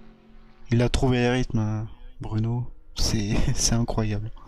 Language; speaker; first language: French; native; French